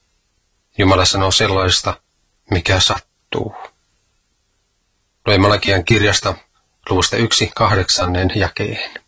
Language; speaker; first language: Finnish; native; Finnish